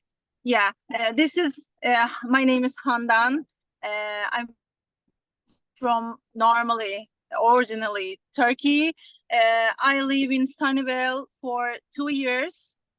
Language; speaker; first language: English; non-native, learner; Turkish